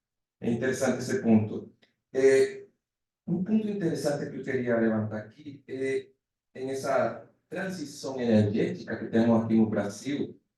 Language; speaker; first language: Portuguese; non-native, fluent; Spanish